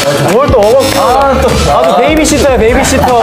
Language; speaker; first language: Korean; native; Korean